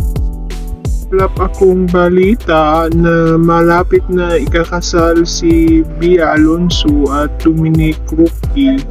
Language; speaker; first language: Filipino; native; Filipino